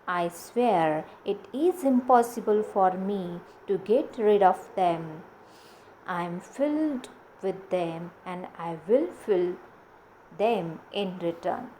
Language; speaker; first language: English; non-native, local second language; Marathi